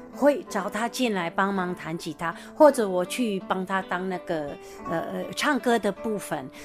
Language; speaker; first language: Chinese; non-native, fluent; English